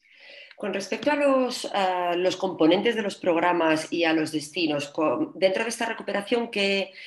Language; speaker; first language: Spanish; native; Spanish